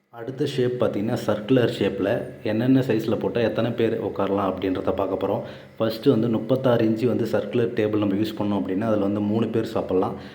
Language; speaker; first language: Tamil; native; Tamil